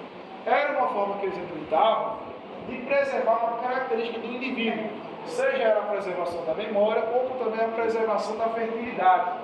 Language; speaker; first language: Portuguese; native; Portuguese